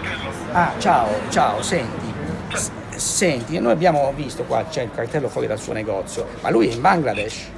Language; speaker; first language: Italian; native; Italian